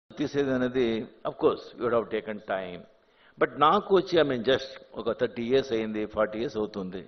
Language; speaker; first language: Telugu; non-native, fluent; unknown